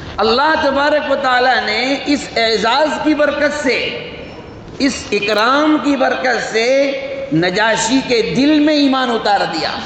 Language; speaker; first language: Urdu; native; Urdu